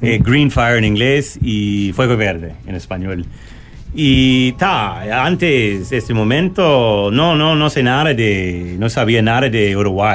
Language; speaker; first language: Spanish; non-native, learner; English